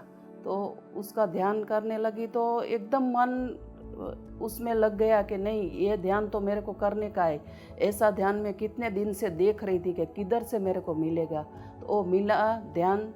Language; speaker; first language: Hindi; non-native, local second language; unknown